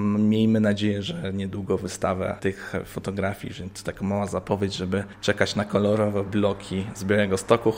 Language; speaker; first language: Polish; native; Polish